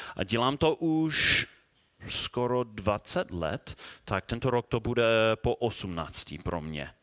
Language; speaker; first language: Czech; non-native, learner; English